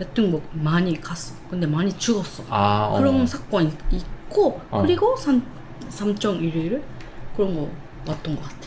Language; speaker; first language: Korean; non-native, learner; Japanese